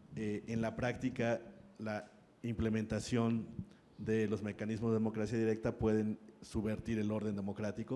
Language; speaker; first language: Spanish; native; Spanish